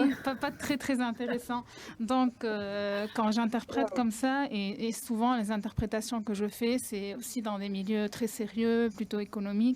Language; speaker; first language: French; non-native, fluent; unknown